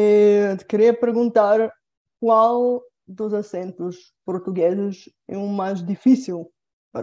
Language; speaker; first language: Portuguese; non-native, fluent; Bulgarian